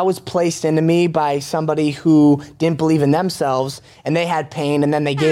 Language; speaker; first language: English; native; English